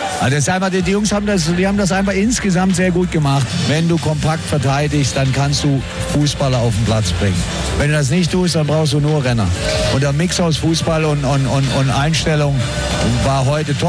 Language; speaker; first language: German; native; German